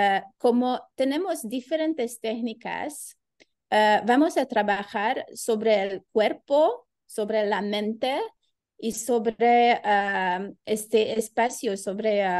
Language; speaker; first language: Spanish; non-native, learner; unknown